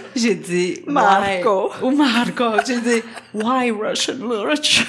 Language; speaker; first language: French; non-native, fluent; Vietnamese